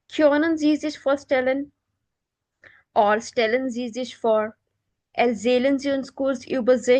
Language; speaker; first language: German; non-native, learner; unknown